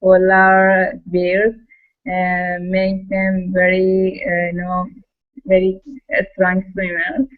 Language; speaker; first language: English; non-native, learner; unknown